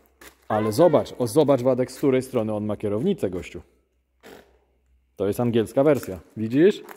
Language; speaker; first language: Polish; native; Polish